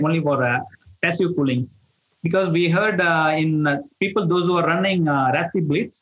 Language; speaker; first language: English; non-native, local second language; Tamil